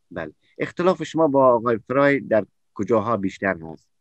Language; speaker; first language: Persian; native; Persian